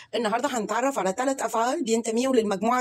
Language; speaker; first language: Arabic; native; Arabic